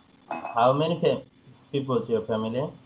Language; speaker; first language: English; non-native, learner; Bangla